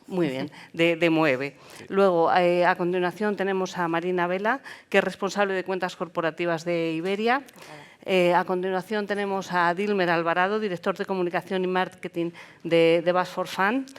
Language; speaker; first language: Spanish; native; Spanish